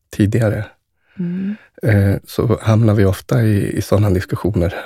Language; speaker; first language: Swedish; early bilingual, other home language; Spanish